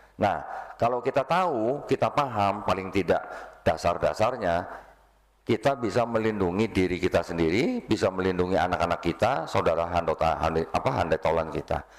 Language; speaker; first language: Indonesian; native; Indonesian